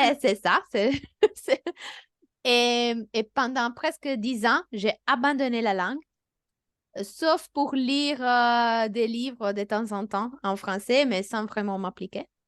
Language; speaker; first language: French; non-native, fluent; Italian